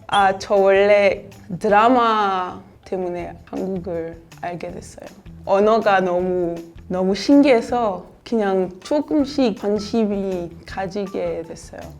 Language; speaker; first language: Korean; non-native, learner; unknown